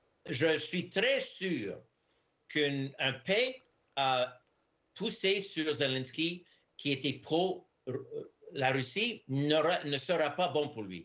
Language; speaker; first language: French; non-native, fluent; English